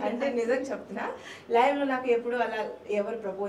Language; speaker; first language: Telugu; non-native, local second language; Hindi